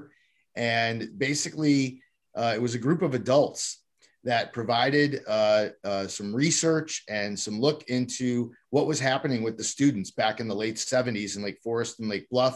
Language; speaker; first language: English; native; English